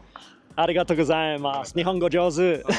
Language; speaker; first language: Japanese; non-native, learner; English